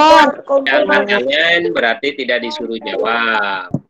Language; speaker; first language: Indonesian; native; Indonesian